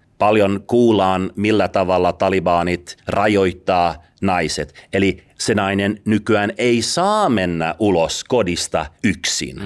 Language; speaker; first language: Finnish; early bilingual, other home language; Persian